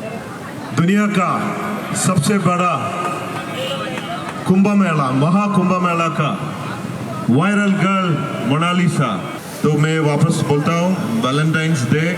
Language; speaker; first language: Hindi; non-native, local second language; Malayalam